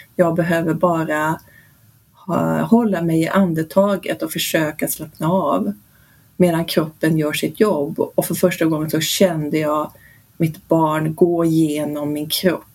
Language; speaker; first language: Swedish; early bilingual, heritage; Swedish